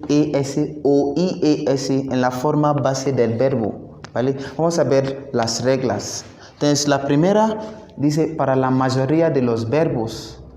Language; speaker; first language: Spanish; non-native, fluent; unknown